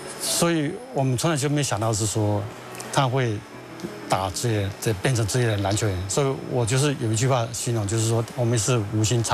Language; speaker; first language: Chinese; native; Chinese